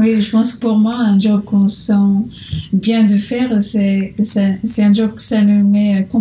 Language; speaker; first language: French; non-native, learner; Portuguese